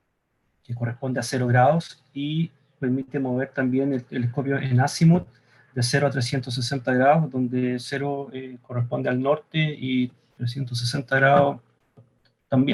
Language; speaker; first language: Spanish; native; Spanish